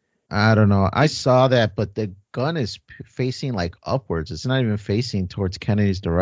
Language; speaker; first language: English; native; English